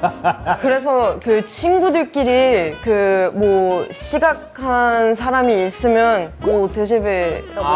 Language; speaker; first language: Korean; non-native, fluent; French